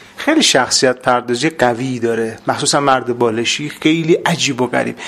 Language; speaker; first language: Persian; native; Persian